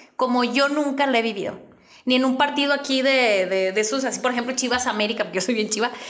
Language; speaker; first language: Spanish; native; Spanish